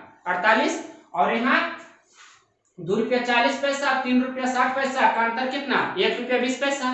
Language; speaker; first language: Hindi; native; Hindi